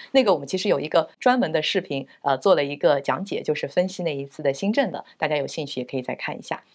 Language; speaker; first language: Chinese; native; Chinese